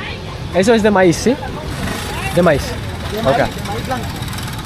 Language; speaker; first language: Spanish; non-native, learner; English